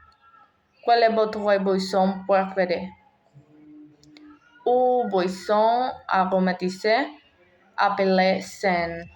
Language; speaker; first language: French; non-native, learner; Spanish